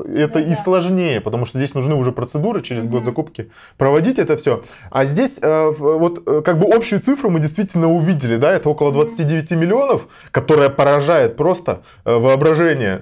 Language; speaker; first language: Russian; native; Russian